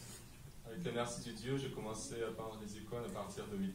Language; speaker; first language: French; non-native, fluent; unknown